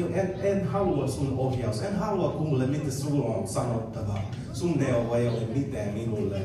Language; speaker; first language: Finnish; non-native, learner; English